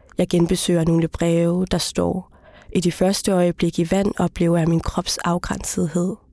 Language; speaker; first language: Danish; early bilingual, other home language; Somali